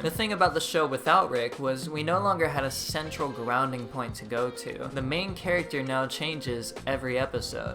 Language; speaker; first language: English; native; English